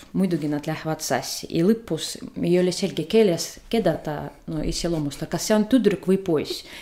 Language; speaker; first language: Estonian; non-native, learner; Russian